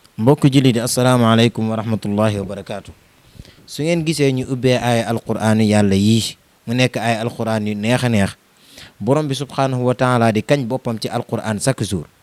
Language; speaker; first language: Wolof; native; Wolof